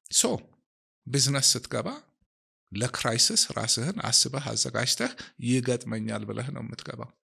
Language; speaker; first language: Amharic; native; Amharic